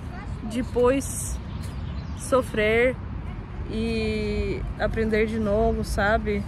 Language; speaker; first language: Portuguese; non-native, fluent; Russian